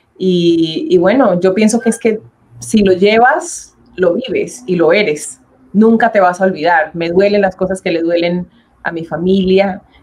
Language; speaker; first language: Spanish; native; Spanish